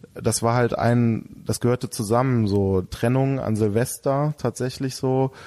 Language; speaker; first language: German; native; German